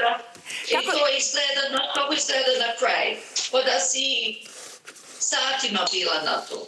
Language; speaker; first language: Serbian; early bilingual, heritage; Serbian